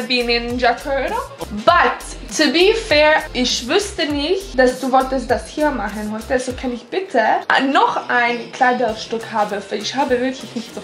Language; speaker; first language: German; non-native, learner; English